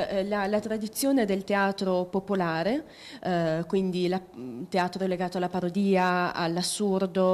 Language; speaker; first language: Italian; native; Italian